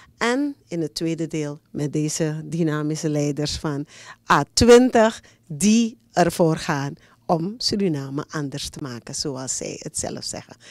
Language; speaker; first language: Dutch; native; Dutch